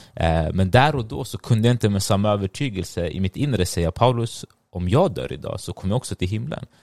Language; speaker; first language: Swedish; early bilingual, other home language; Tigrinya